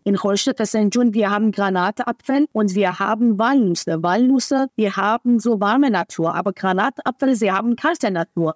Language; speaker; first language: German; non-native, fluent; Persian